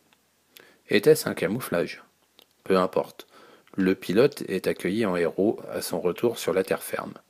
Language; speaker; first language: French; native; French